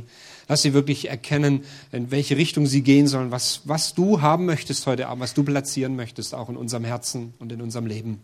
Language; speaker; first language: German; native; German